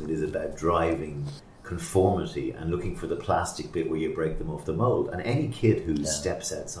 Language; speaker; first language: English; native; English